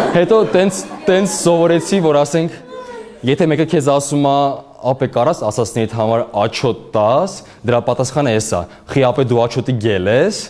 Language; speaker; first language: Armenian; early bilingual, heritage; Armenian